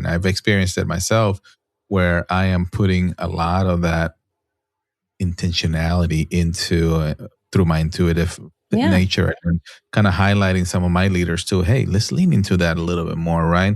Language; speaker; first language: English; non-native, fluent; Spanish